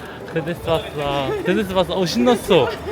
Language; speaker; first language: Korean; native; Korean